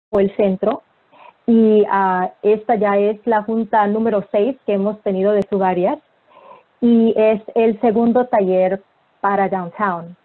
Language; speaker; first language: Spanish; early bilingual, heritage; Spanish